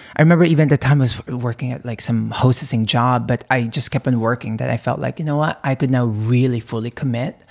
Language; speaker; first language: English; non-native, local second language; Filipino